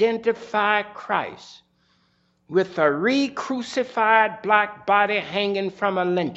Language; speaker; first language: English; native; English